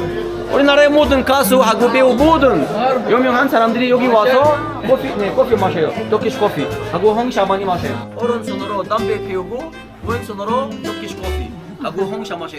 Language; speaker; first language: Korean; non-native, learner; Arabic